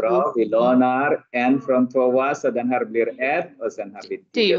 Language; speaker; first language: Swedish; non-native, fluent; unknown